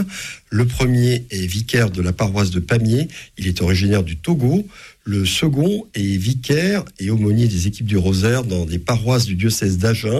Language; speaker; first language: French; native; French